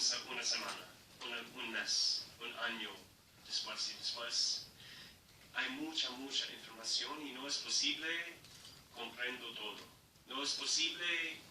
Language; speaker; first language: Spanish; non-native, learner; English